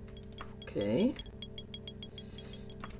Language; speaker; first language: German; native; German